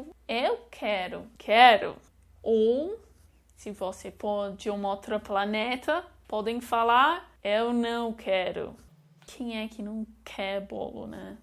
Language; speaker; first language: Portuguese; non-native, fluent; English